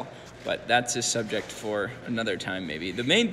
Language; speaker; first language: English; native; English